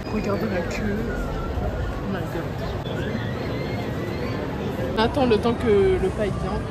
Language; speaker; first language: French; native; French